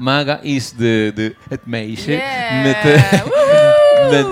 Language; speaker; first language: Dutch; non-native, fluent; Spanish